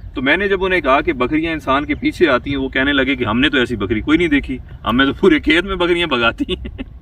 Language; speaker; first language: Hindi; non-native, local second language; Punjabi